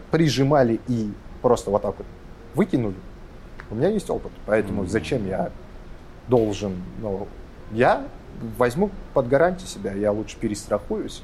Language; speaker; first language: Russian; non-native, local second language; Kazakh